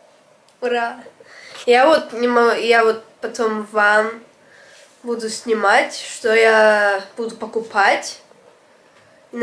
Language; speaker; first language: Russian; early bilingual, heritage; Russian